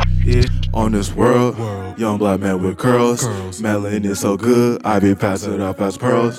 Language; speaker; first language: English; native; English